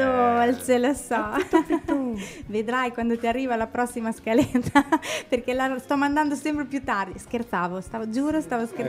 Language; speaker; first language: Italian; native; Italian